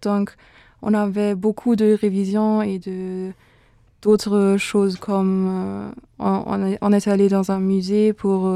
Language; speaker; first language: French; non-native, fluent; German